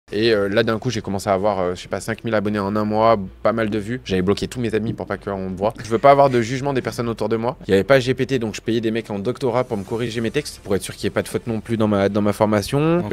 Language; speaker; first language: French; native; French